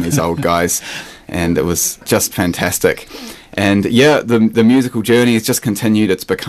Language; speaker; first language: English; native; English